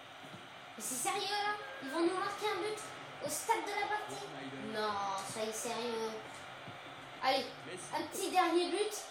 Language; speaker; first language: French; native; French